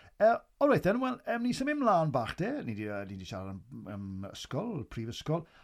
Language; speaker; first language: Welsh; native; Welsh